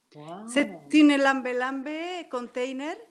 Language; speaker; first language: French; non-native, learner; Spanish